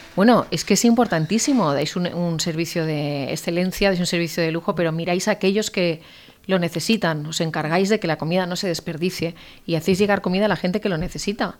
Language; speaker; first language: Spanish; native; Spanish